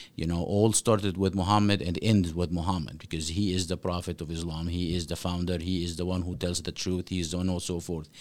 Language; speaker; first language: English; non-native, fluent; Arabic